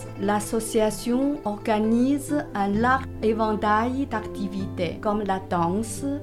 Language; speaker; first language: French; non-native, fluent; Chinese